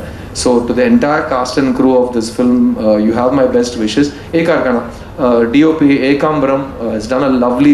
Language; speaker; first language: Tamil; native; Tamil